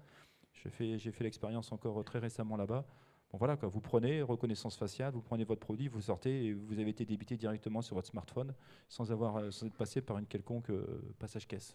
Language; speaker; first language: French; native; French